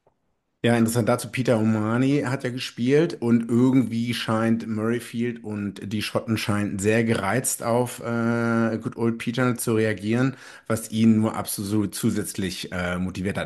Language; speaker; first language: German; native; German